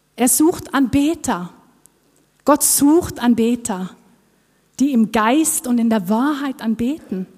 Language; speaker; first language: German; non-native, fluent; Norwegian